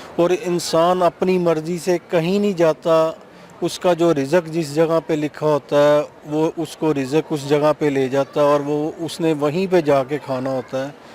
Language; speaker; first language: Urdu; non-native, local second language; Punjabi